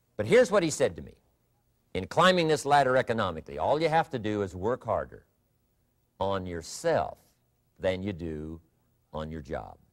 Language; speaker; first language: English; native; English